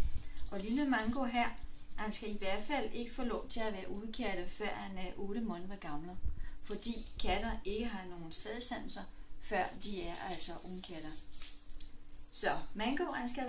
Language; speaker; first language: Danish; non-native, fluent; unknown